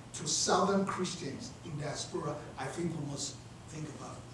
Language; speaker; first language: English; non-native, local second language; Yoruba